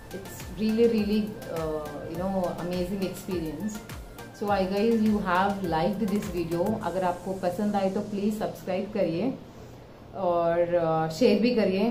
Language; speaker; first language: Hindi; non-native, local second language; Telugu